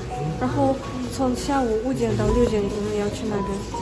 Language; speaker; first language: Chinese; non-native, learner; Russian